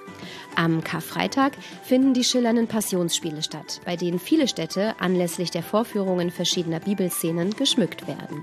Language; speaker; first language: German; native; German